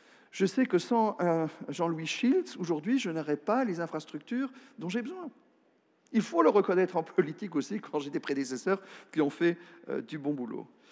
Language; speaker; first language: French; non-native, local second language; Luxembourgish